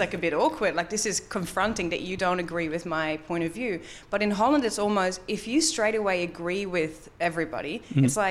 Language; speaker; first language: English; non-native, fluent; Dutch